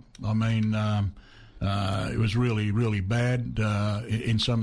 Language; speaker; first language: English; native; English